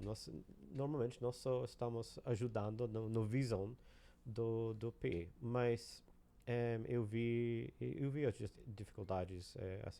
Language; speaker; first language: Portuguese; non-native, learner; English